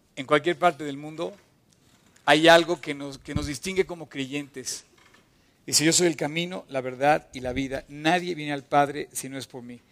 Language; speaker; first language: Spanish; native; Spanish